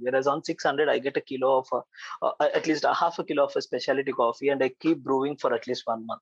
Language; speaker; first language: English; non-native, local second language; Telugu